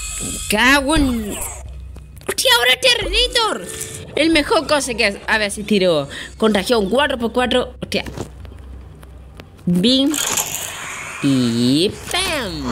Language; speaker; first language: Spanish; native; Spanish